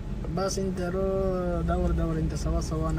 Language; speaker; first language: Arabic; non-native, learner; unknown